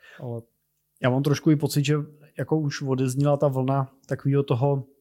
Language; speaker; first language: Czech; native; Czech